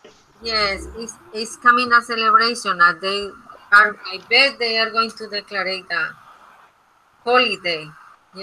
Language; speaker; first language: English; non-native, fluent; Spanish